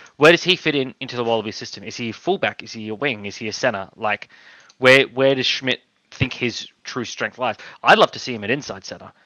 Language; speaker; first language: English; native; English